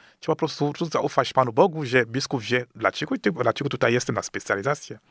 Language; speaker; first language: Polish; non-native, fluent; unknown